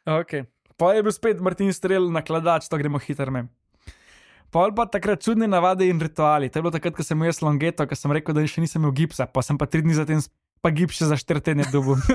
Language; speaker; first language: Slovenian; non-native, local second language; Serbian